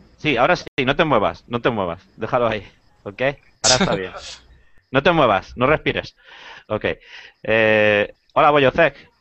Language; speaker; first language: Spanish; native; Spanish